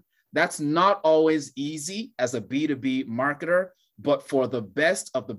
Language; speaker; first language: English; non-native, local second language; Yoruba